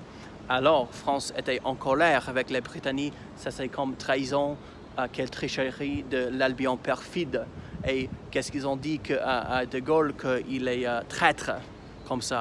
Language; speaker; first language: French; non-native, fluent; English